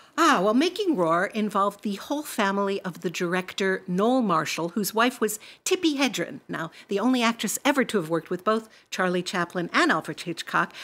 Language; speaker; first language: English; native; English